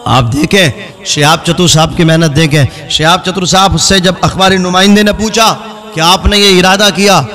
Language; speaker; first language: Hindi; native; Hindi